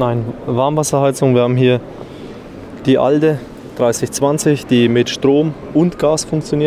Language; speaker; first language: German; native; German